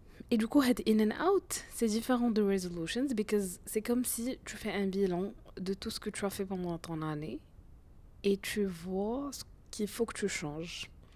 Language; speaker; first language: French; non-native, local second language; Arabic